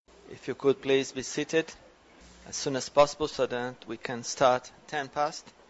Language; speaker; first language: English; non-native, fluent; Portuguese